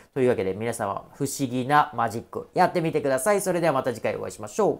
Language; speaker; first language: Japanese; native; Japanese